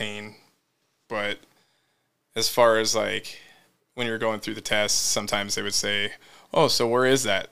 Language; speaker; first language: English; native; English